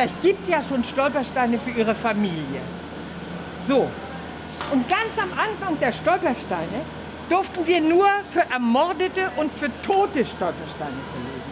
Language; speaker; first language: German; native; German